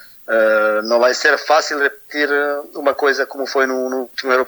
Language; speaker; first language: Portuguese; non-native, fluent; Serbian